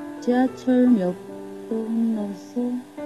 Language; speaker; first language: Korean; non-native, learner; Chinese